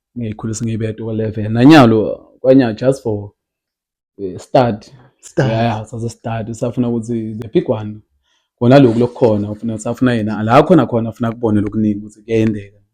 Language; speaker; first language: Zulu; non-native, local second language; Swati